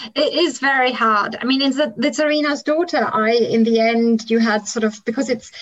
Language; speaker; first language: English; non-native, local second language; German